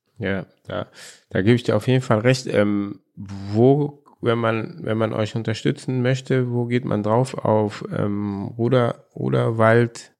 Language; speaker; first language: German; early bilingual, other home language; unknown